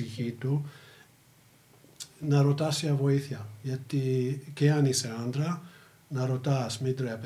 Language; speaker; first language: Greek; early bilingual, heritage; English